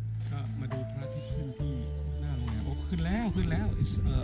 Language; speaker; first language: Thai; native; Thai